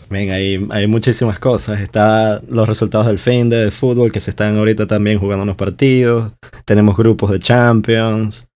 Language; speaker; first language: Spanish; native; Spanish